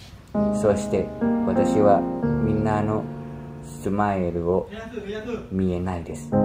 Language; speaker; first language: Japanese; non-native, learner; Thai